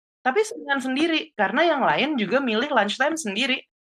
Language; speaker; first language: Indonesian; native; Indonesian